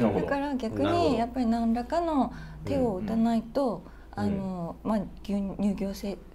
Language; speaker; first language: Japanese; native; Japanese